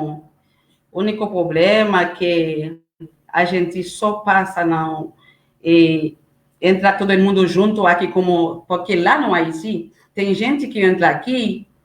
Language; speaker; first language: Portuguese; non-native, learner; Haitian Creole